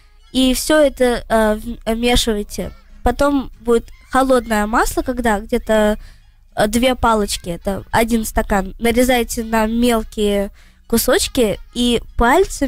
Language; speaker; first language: Russian; early bilingual, heritage; Russian